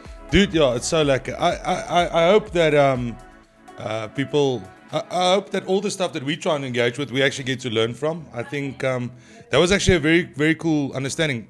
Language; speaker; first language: English; non-native, local second language; Afrikaans